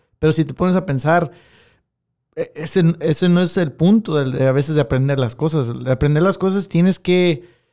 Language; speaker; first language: Spanish; early bilingual, heritage; Spanish